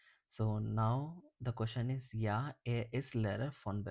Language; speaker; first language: German; non-native, fluent; English